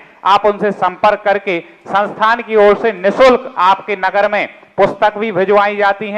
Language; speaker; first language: Hindi; native; Hindi